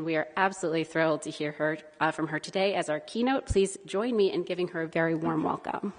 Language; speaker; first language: English; native; English